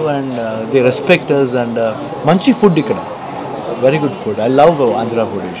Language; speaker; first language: Telugu; non-native, learner; Kannada